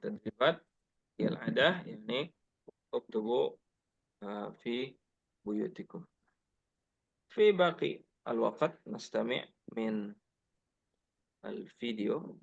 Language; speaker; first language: Arabic; non-native, fluent; Indonesian